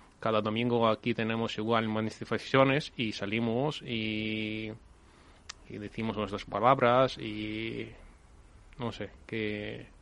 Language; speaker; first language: Spanish; non-native, learner; Ukrainian